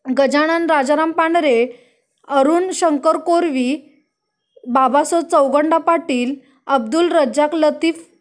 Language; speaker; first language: Marathi; native; Marathi